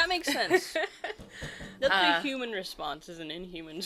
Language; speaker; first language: English; native; English